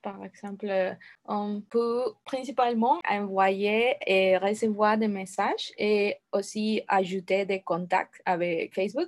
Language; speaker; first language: French; non-native, learner; Spanish